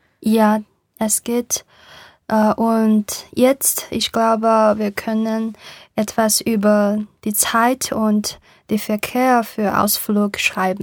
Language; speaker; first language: German; non-native, learner; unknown